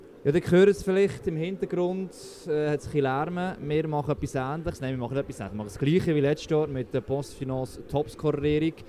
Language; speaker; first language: German; native; German